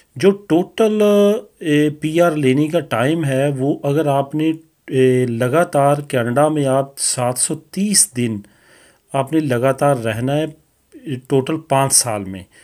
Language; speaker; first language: Hindi; non-native, local second language; Punjabi